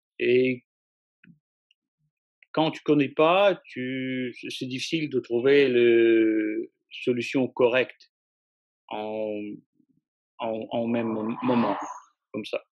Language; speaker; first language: French; non-native, fluent; Russian